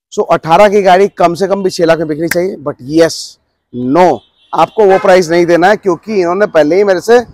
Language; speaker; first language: Hindi; native; Hindi